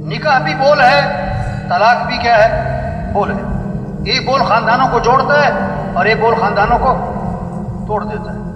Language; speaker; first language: Urdu; non-native, local second language; Pashto